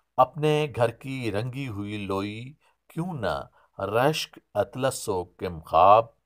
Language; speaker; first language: Urdu; non-native, local second language; Sindhi